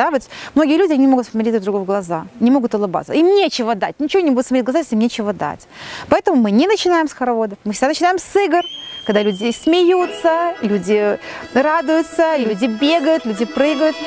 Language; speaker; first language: Russian; native; Russian